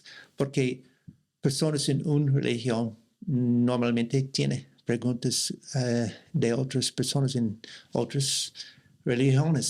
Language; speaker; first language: Spanish; non-native, learner; English